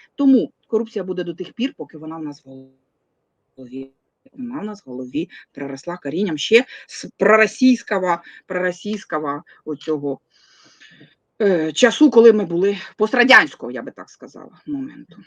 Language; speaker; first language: Ukrainian; non-native, local second language; Russian